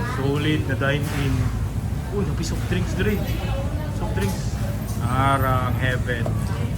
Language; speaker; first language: Filipino; native; Filipino